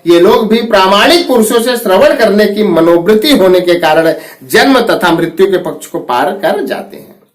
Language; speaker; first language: Hindi; native; Hindi